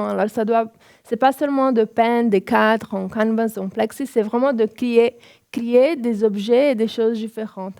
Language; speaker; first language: French; non-native, fluent; Portuguese